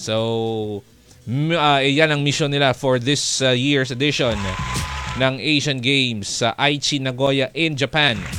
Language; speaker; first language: Filipino; native; Filipino